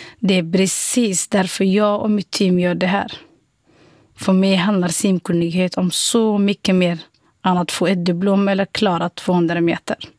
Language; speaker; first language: Swedish; non-native, fluent; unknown